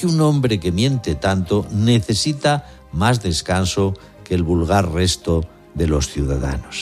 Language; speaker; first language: Spanish; native; Spanish